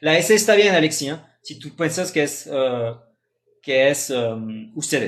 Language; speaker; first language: Spanish; non-native, fluent; French